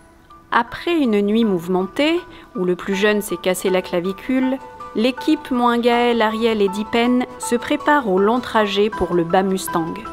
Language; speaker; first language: French; native; French